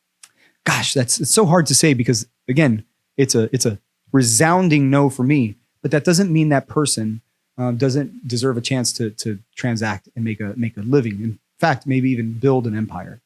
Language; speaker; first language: English; native; English